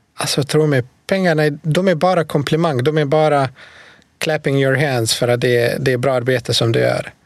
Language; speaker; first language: Swedish; non-native, fluent; Bosnian